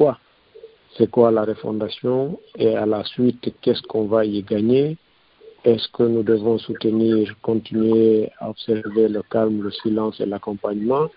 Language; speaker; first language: French; non-native, local second language; Fula